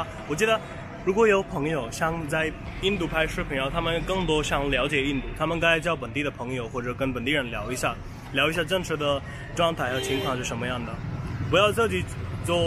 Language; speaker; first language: Chinese; non-native, fluent; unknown